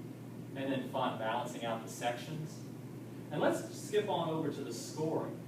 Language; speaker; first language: English; native; English